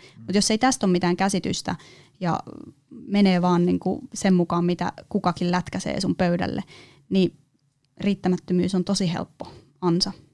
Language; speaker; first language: Finnish; native; Finnish